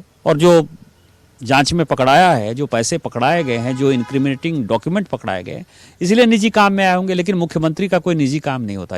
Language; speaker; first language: Hindi; native; Hindi